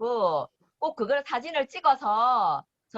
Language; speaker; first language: Korean; native; Korean